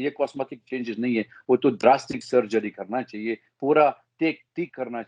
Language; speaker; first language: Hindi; non-native, fluent; Arabic